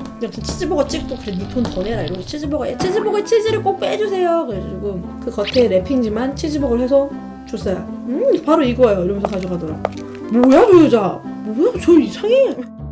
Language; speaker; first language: Korean; native; Korean